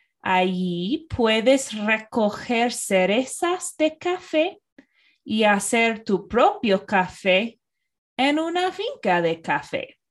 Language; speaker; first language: Spanish; non-native, fluent; English